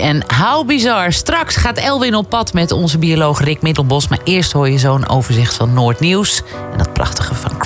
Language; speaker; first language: Dutch; native; Dutch